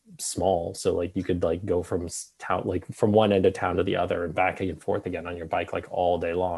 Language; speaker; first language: English; native; English